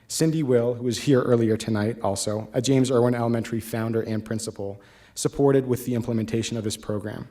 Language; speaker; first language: English; native; English